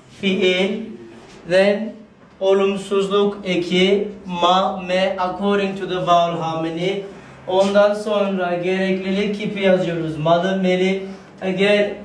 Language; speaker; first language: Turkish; non-native, fluent; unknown